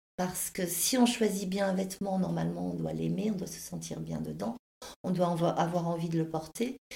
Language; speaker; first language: French; native; French